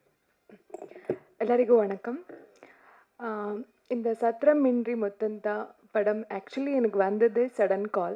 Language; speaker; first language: Tamil; non-native, learner; Kannada